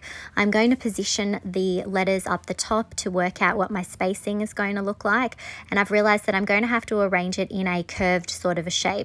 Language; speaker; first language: English; native; English